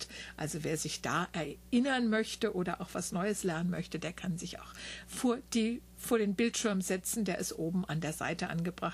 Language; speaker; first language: German; native; German